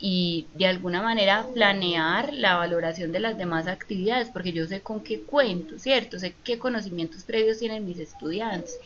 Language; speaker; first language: Spanish; native; Spanish